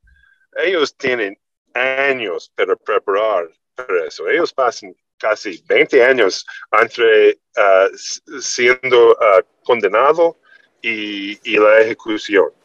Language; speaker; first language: Spanish; non-native, learner; English